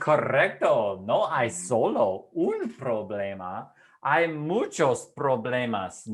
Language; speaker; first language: Spanish; non-native, fluent; English